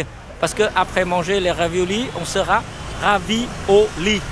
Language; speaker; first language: French; non-native, fluent; Vietnamese